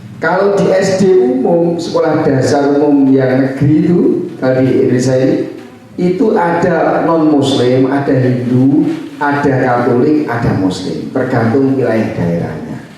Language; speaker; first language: Indonesian; non-native, local second language; Javanese